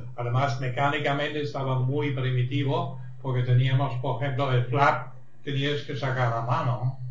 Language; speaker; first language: Spanish; non-native, fluent; German